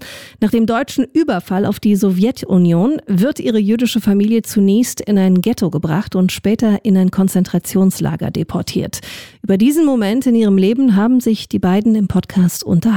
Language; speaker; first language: German; native; German